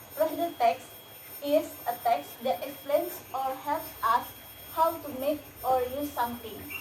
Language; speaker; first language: English; non-native, learner; Indonesian